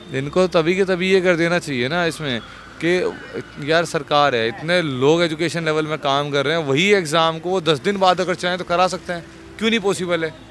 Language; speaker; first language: Hindi; native; Hindi